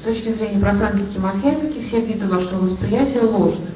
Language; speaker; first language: Russian; native; Russian